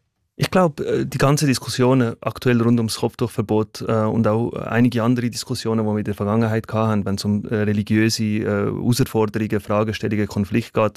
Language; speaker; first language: German; early bilingual, other home language; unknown